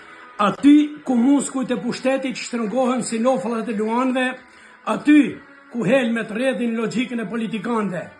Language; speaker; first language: Albanian; native; Albanian